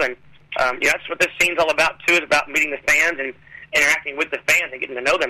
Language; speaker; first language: English; native; English